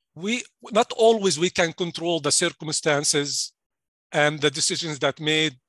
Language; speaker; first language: English; non-native, fluent; Arabic